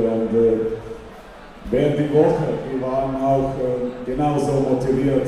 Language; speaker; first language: German; non-native, fluent; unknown